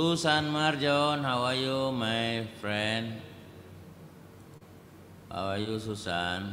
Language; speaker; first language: English; non-native, learner; Indonesian